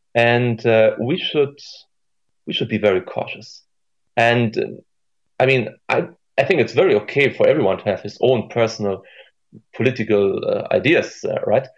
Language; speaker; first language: English; non-native, fluent; German